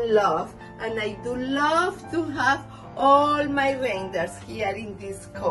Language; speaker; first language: English; non-native, learner; Spanish